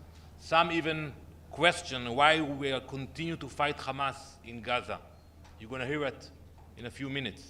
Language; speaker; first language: English; non-native, fluent; Hebrew